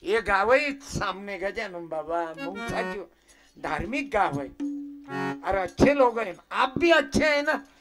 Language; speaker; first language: Hindi; non-native, local second language; Marathi